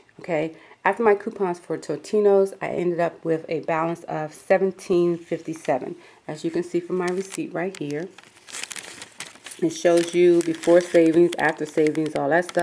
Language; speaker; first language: English; native; English